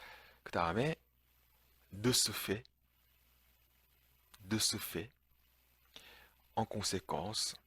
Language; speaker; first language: French; non-native, fluent; Korean